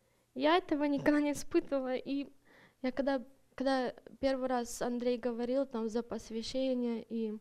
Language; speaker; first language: Russian; early bilingual, heritage; Russian